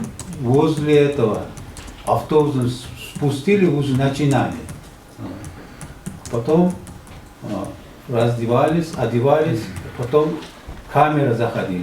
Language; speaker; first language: Russian; non-native, learner; Uzbek